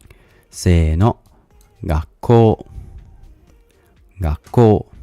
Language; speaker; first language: Japanese; non-native, learner; English